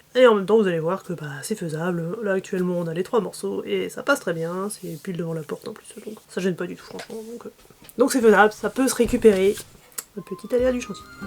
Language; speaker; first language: French; native; French